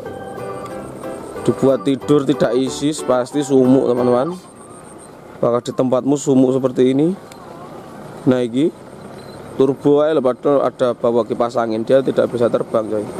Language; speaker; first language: Indonesian; non-native, local second language; Javanese